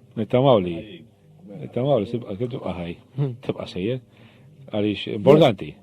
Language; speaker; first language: Maltese; native; Maltese